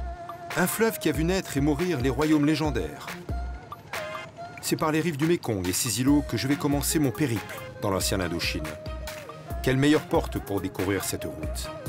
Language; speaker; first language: French; native; French